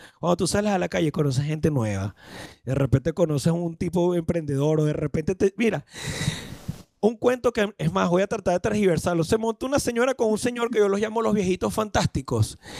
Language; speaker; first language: Spanish; native; Spanish